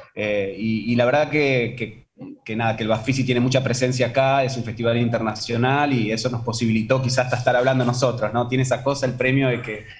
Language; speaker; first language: Spanish; native; Spanish